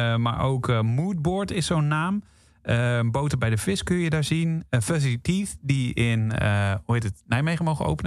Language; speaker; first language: Dutch; native; Dutch